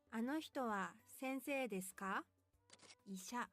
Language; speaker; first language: Japanese; non-native, learner; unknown